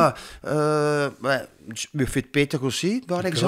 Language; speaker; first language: French; non-native, learner; Dutch